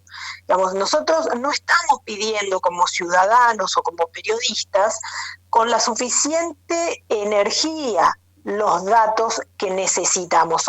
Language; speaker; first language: Spanish; native; Spanish